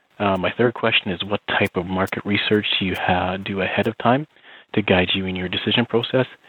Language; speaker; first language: English; native; English